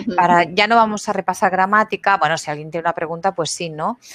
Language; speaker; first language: Spanish; native; Spanish